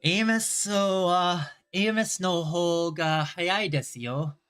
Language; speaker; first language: Japanese; non-native, learner; English